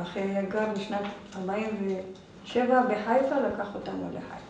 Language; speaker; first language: Hebrew; non-native, fluent; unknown